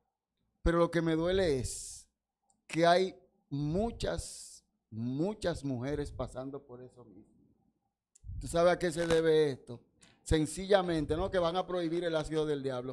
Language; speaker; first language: Spanish; native; Spanish